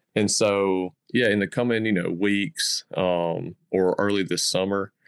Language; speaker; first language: English; native; English